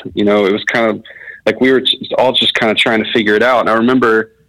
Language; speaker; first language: English; native; English